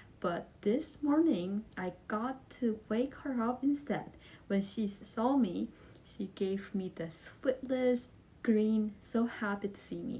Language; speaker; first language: English; non-native, fluent; Korean